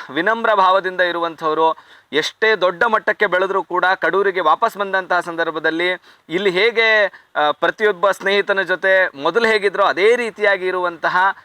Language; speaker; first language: Kannada; native; Kannada